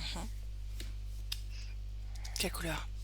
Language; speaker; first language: French; native; French